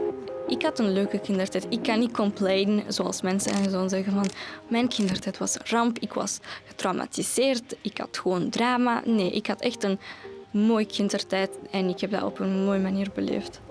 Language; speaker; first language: Dutch; early bilingual, other home language; Romanian